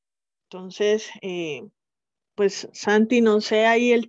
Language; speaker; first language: Spanish; native; Spanish